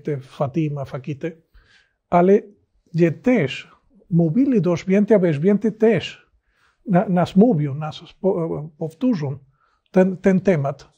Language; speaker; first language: Polish; non-native, learner; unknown